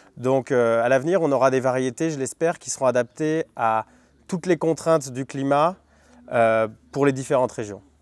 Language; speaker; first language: French; native; French